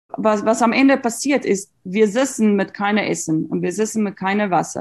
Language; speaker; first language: German; non-native, fluent; Afrikaans